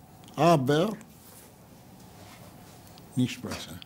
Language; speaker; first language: German; non-native, learner; Ladino